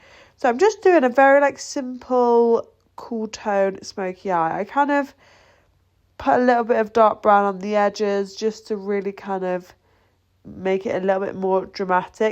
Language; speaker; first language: English; native; English